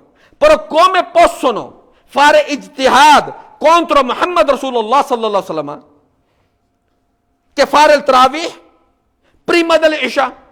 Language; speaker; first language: Italian; non-native, fluent; Urdu